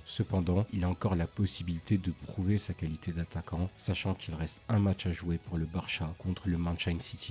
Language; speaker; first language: French; native; French